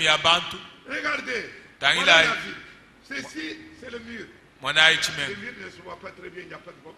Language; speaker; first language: French; non-native, local second language; Luba-Lulua